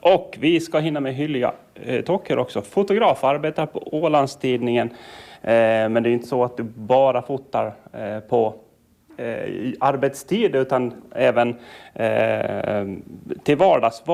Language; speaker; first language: Swedish; native; Swedish